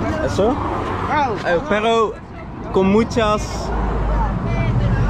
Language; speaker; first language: Spanish; non-native, learner; Dutch